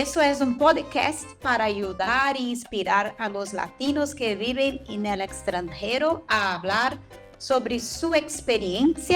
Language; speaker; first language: Spanish; non-native, fluent; Portuguese